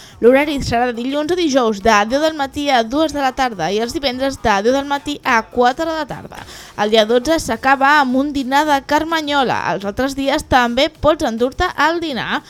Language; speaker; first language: Catalan; native; Catalan